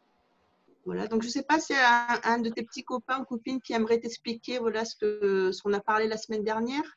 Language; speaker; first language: French; native; French